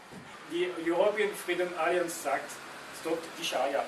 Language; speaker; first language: German; non-native, learner; French